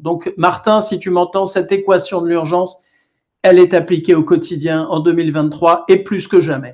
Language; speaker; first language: French; native; French